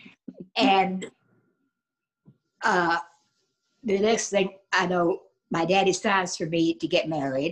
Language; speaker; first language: English; native; English